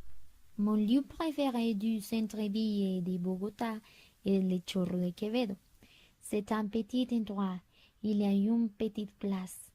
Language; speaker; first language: French; non-native, learner; Spanish